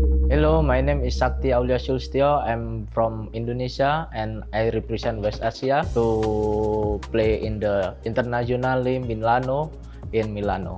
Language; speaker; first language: English; non-native, learner; Indonesian